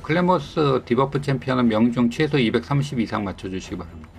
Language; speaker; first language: Korean; native; Korean